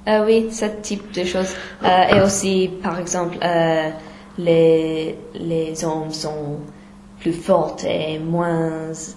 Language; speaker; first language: French; non-native, fluent; English